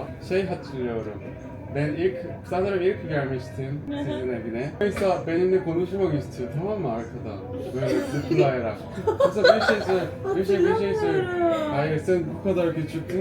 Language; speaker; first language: Turkish; non-native, fluent; Korean